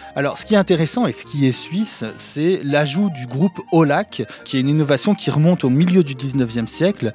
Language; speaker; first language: French; native; French